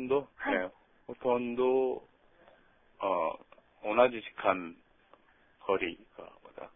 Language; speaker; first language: Japanese; non-native, learner; Korean